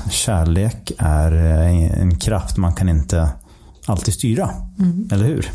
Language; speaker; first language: Swedish; non-native, fluent; English